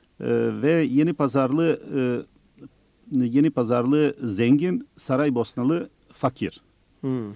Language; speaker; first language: Turkish; early bilingual, other home language; Bosnian